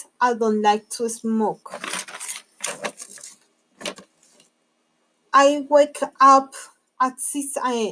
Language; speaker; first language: English; non-native, learner; Spanish